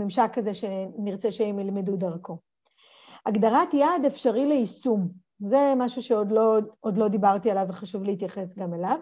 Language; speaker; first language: Hebrew; native; Hebrew